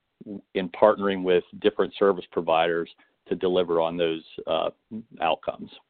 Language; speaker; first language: English; native; English